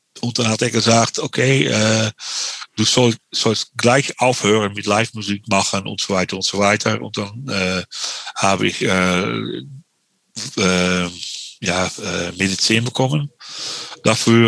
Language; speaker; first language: German; non-native, learner; Dutch